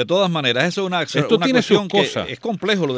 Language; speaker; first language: Spanish; native; Spanish